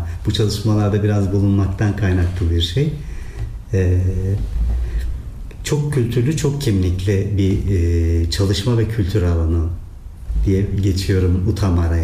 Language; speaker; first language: Turkish; native; Turkish